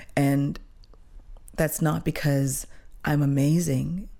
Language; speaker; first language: English; early bilingual, other home language; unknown